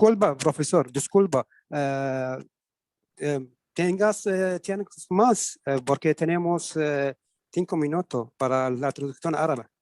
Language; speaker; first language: Spanish; non-native, learner; Arabic